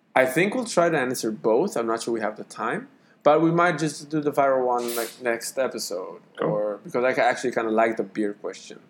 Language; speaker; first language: English; non-native, fluent; Hebrew